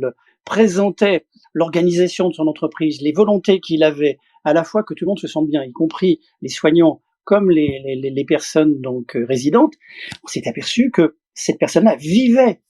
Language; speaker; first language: French; native; French